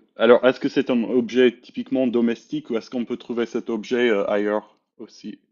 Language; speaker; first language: French; non-native, fluent; English